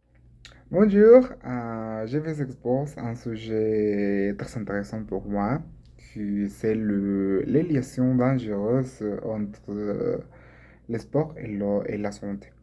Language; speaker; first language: French; non-native, learner; Spanish